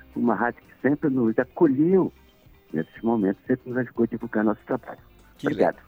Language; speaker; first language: Portuguese; native; Portuguese